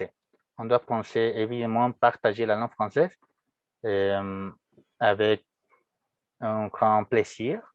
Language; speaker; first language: French; non-native, fluent; Spanish